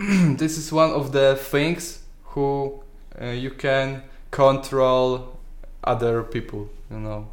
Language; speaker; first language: English; non-native, learner; Polish